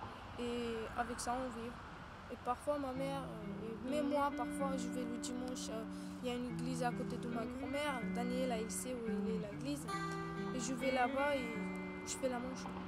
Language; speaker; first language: French; non-native, fluent; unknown